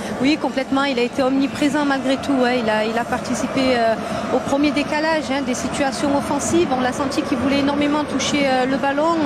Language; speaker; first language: French; native; French